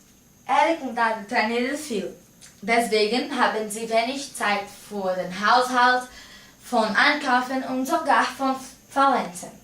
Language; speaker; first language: German; non-native, learner; Portuguese